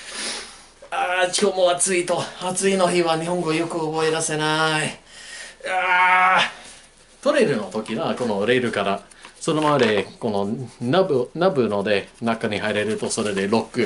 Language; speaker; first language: Japanese; non-native, learner; English